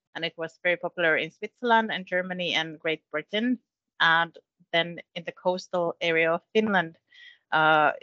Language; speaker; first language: English; non-native, fluent; Finnish